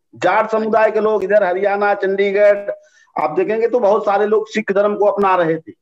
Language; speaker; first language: Hindi; native; Hindi